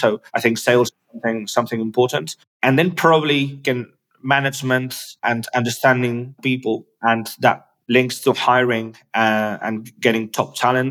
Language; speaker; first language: English; non-native, fluent; Spanish